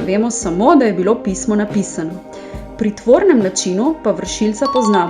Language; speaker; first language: Slovenian; native; Slovenian